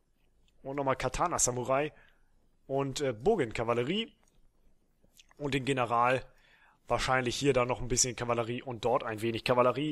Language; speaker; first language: German; native; German